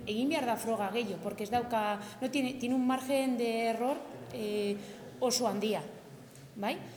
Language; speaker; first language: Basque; non-native, local second language; Spanish